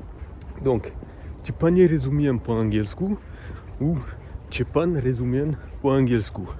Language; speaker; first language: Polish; non-native, learner; French